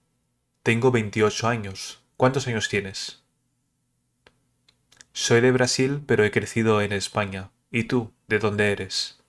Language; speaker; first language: Spanish; early bilingual, other home language; Portuguese